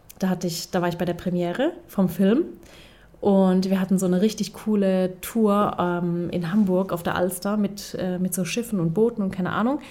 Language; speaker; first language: German; early bilingual, other home language; Turkish